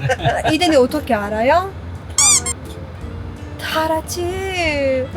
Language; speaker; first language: Korean; non-native, learner; Persian